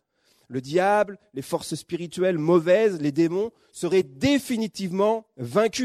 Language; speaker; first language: French; native; French